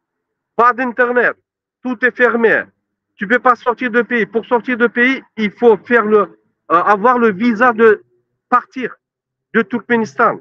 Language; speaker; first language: French; non-native, learner; Turkmen